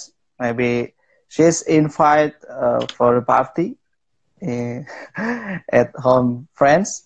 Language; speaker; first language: English; non-native, learner; Indonesian